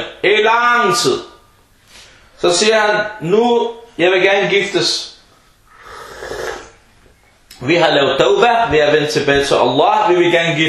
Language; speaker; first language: Danish; early bilingual, other home language; Arabic